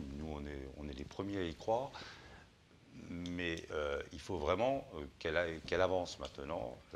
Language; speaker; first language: French; native; French